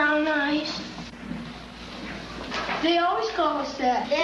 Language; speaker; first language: English; native; English